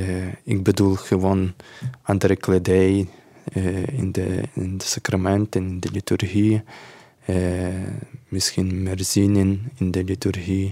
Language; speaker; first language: Dutch; non-native, learner; Ukrainian